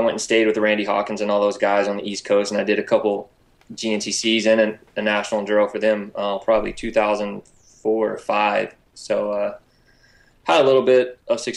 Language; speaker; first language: English; native; English